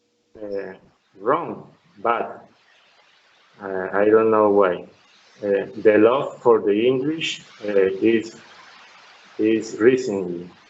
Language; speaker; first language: English; non-native, learner; Spanish